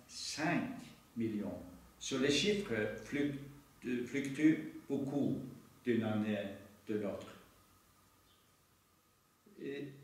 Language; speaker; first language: French; non-native, fluent; Norwegian